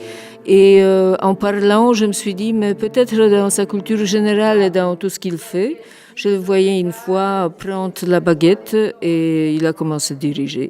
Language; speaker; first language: French; non-native, fluent; Polish